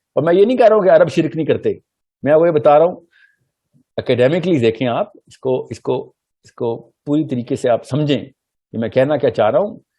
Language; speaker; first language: Urdu; early bilingual, heritage; Urdu